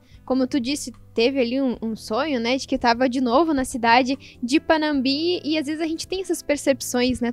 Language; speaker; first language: Portuguese; native; Portuguese